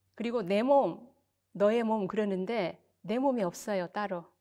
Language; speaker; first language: Korean; native; Korean